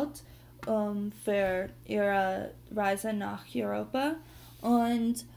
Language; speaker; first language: German; non-native, learner; English